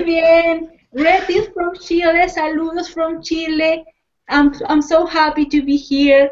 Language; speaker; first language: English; non-native, learner; Spanish